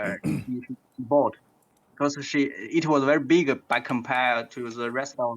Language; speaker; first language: English; non-native, learner; Chinese